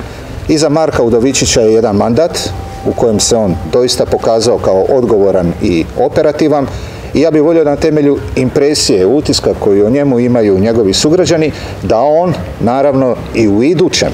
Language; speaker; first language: Serbian; native; Serbian